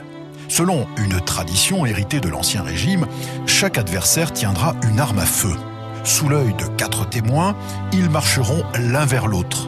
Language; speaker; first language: French; native; French